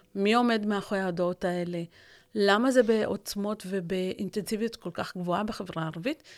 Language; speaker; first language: Hebrew; non-native, local second language; Arabic